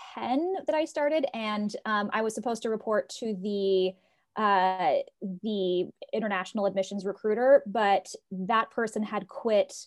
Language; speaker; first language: English; early bilingual, other home language; Portuguese